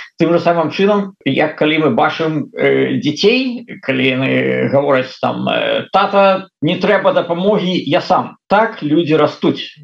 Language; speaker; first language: Belarusian; non-native, local second language; Russian